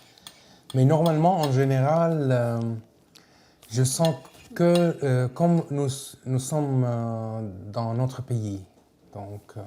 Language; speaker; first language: French; non-native, learner; Arabic